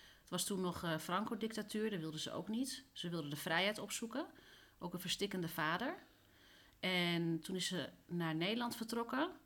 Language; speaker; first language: Dutch; early bilingual, other home language; Spanish